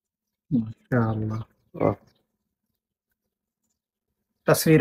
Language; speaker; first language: Hindi; non-native, fluent; Bangla